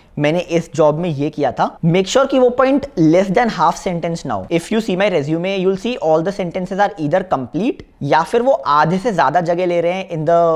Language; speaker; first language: Hindi; native; Hindi